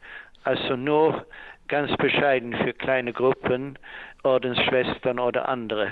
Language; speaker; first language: German; non-native, fluent; Swedish